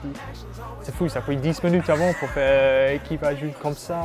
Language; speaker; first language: French; non-native, learner; English